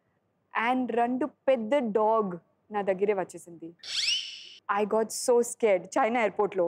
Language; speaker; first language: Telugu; non-native, learner; Sindhi